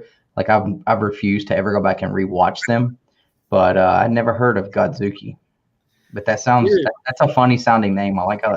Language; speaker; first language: English; native; English